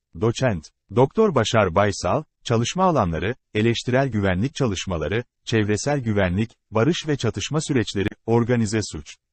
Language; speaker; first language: Turkish; native; Turkish